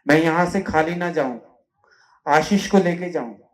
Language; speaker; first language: Hindi; non-native, local second language; Telugu